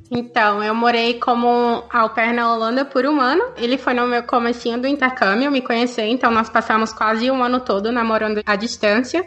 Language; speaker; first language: Portuguese; native; Portuguese